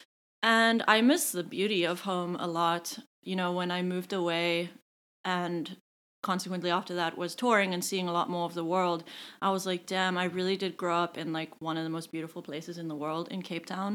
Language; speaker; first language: English; native; English